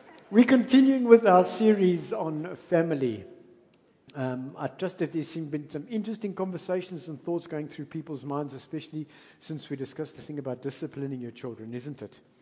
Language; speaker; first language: English; native; English